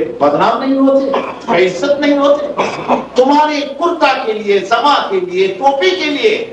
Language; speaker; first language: Urdu; non-native, fluent; Bangla